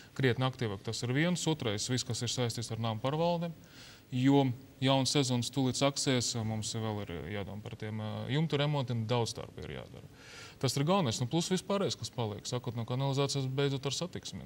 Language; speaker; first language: Latvian; non-native, local second language; Russian